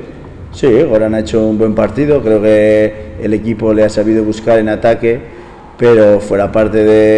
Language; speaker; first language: Spanish; native; Spanish